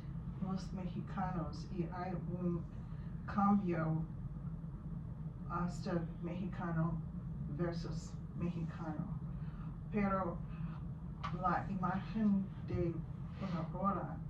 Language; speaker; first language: Spanish; non-native, learner; English